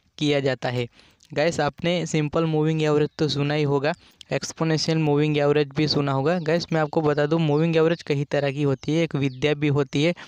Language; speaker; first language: Hindi; non-native, local second language; Gujarati